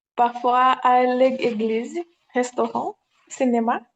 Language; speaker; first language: French; non-native, learner; Portuguese